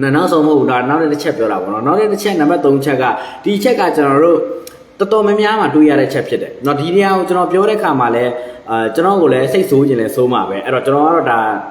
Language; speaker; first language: Burmese; native; Burmese